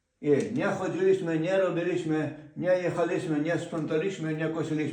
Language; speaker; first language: Polish; non-native, fluent; Ukrainian